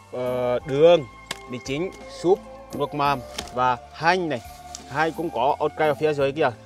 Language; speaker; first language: Vietnamese; non-native, fluent; Portuguese